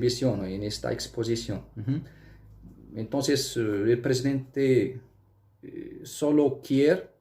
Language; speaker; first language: Spanish; non-native, fluent; Arabic